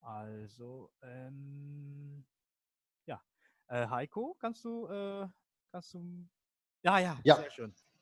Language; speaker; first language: German; non-native, fluent; Indonesian